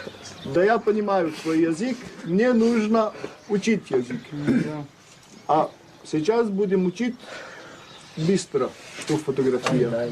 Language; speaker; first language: Russian; non-native, learner; French